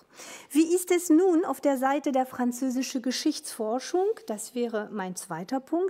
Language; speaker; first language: German; non-native, fluent; French